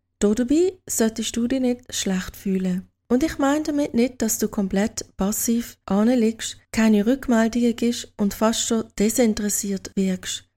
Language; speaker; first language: German; native; German